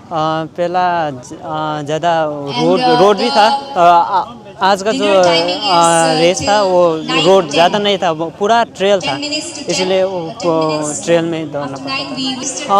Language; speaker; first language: Hindi; non-native, local second language; Nepali